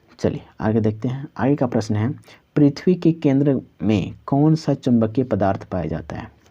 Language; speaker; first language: Hindi; non-native, local second language; Santali